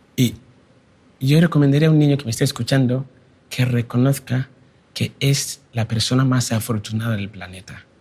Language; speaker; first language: Spanish; non-native, fluent; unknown